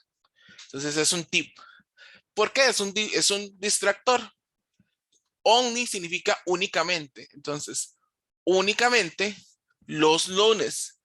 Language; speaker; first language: Spanish; native; Spanish